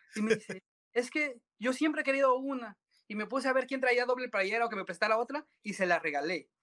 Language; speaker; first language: Spanish; native; Spanish